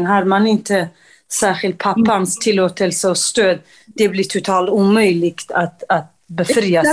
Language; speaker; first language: Swedish; non-native, fluent; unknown